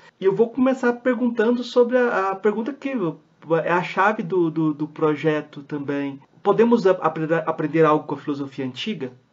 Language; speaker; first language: Portuguese; native; Portuguese